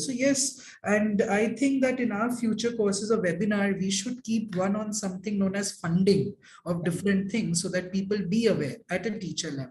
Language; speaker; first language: English; non-native, local second language; Hindi